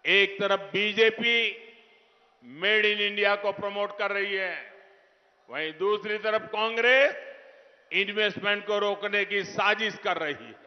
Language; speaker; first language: Hindi; non-native, local second language; Gujarati